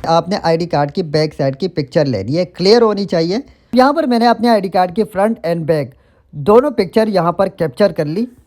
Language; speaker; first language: Urdu; non-native, local second language; Pashto